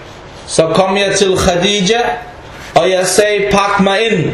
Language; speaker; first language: Danish; non-native, fluent; Arabic